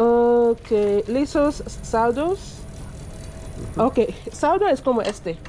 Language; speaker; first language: Spanish; non-native, learner; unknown